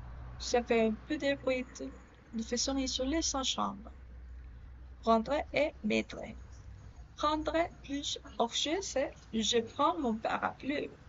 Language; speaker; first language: French; non-native, learner; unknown